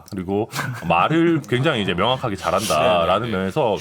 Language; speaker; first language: Korean; native; Korean